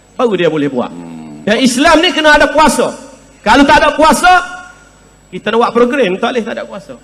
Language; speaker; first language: Malay; native; Malay